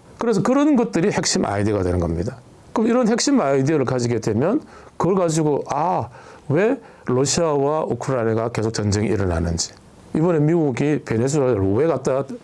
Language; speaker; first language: Korean; native; Korean